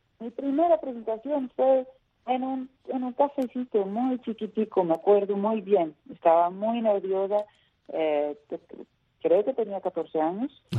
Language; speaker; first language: Spanish; non-native, fluent; Dutch